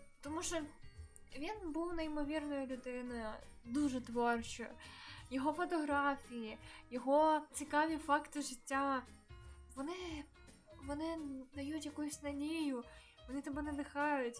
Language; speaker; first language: Ukrainian; native; Ukrainian